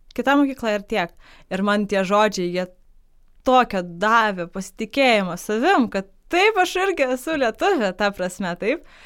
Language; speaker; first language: Lithuanian; non-native, local second language; Polish